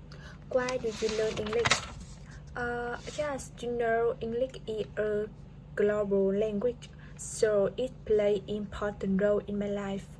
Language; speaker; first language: English; non-native, learner; Vietnamese